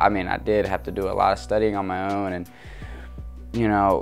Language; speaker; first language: English; native; English